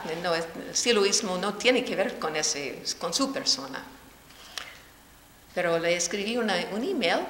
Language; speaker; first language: Spanish; non-native, fluent; English